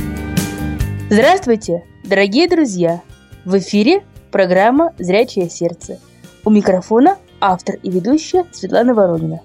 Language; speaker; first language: Russian; native; Russian